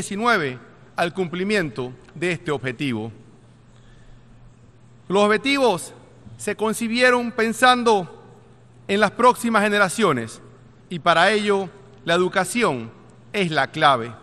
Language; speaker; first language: Spanish; native; Spanish